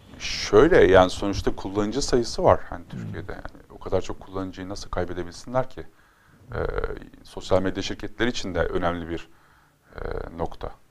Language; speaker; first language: Turkish; native; Turkish